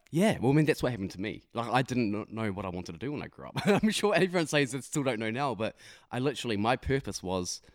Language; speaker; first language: English; native; English